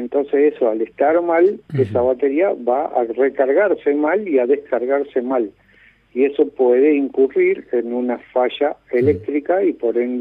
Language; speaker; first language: Spanish; native; Spanish